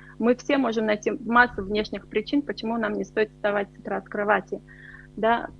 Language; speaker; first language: Russian; native; Russian